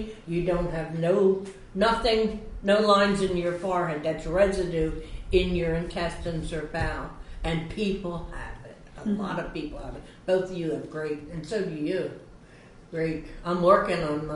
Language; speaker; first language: English; early bilingual, other home language; Swedish